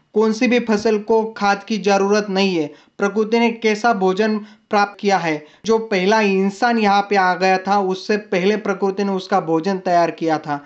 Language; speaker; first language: Hindi; non-native, local second language; Marathi